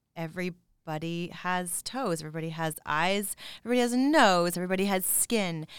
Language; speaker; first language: English; native; English